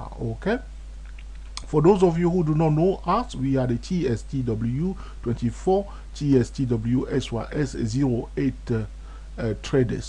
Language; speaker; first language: English; non-native, fluent; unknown